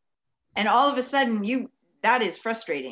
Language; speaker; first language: English; native; English